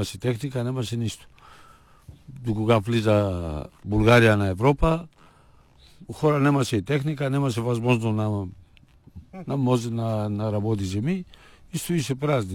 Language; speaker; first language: Bulgarian; non-native, learner; Greek